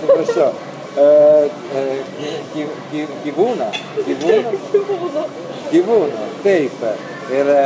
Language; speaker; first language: Lithuanian; non-native, learner; Italian